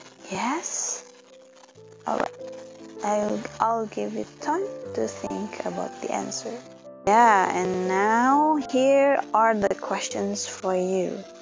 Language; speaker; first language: English; non-native, fluent; Indonesian